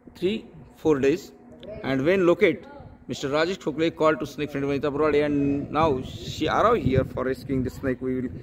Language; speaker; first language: English; non-native, local second language; Marathi